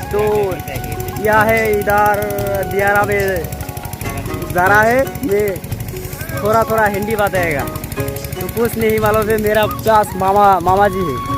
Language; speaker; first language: Hindi; non-native, learner; Bangla